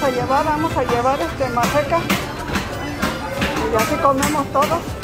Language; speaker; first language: Spanish; native; Spanish